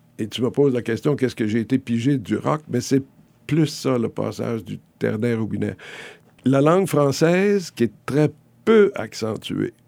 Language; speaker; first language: French; native; French